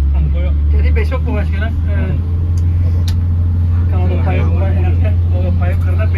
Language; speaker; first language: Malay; non-native, fluent; Turkish